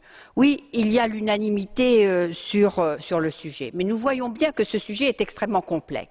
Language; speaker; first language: French; native; French